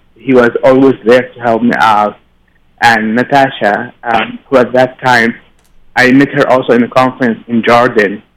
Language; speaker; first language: English; non-native, fluent; Arabic